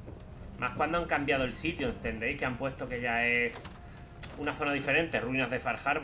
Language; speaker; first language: Spanish; native; Spanish